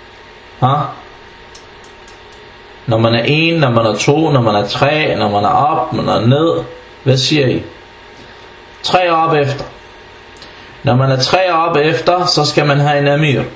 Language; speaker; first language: Danish; early bilingual, other home language; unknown